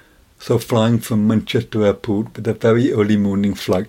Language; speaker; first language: English; native; English